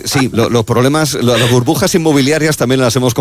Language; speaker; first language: Spanish; native; Spanish